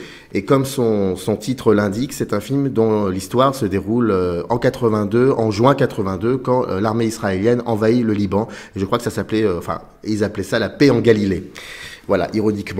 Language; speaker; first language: French; native; French